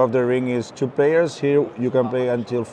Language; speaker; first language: English; non-native, fluent; Spanish